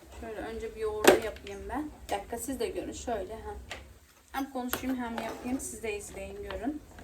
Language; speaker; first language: Turkish; non-native, local second language; Arabic